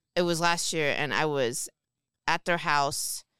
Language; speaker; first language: English; early bilingual, other home language; Korean